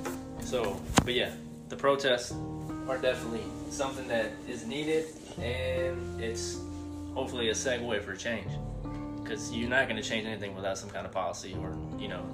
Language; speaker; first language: English; native; English